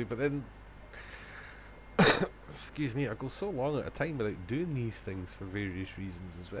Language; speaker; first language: English; native; English